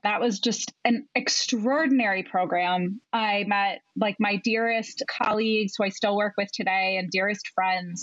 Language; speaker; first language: English; native; English